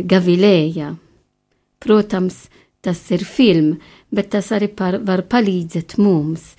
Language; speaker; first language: Latvian; non-native, fluent; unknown